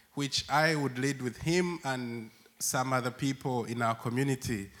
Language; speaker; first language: English; non-native, local second language; Acoli